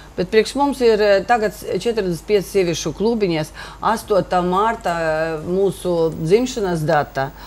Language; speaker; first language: Latvian; non-native, local second language; Russian